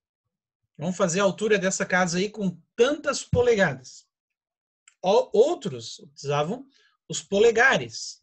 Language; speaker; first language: Portuguese; native; Portuguese